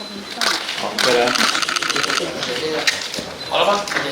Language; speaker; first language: Chinese; native; Chinese